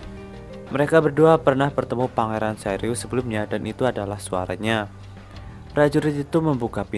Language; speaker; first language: Indonesian; native; Indonesian